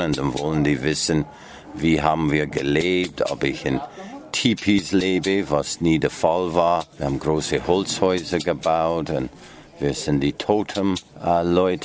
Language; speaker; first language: German; non-native, fluent; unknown